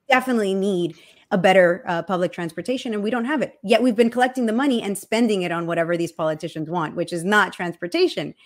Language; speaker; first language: English; early bilingual, other home language; Spanish